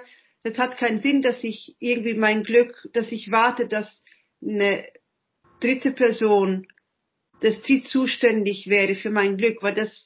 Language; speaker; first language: German; early bilingual, other home language; Italian